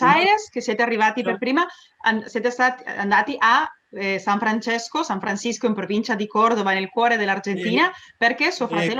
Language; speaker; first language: Italian; early bilingual, heritage; Spanish